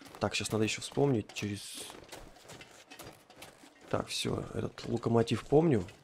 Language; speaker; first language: Russian; native; Russian